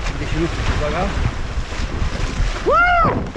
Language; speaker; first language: Polish; native; Polish